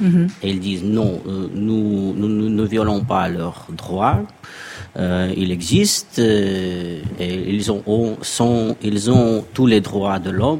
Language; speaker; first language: French; non-native, fluent; Russian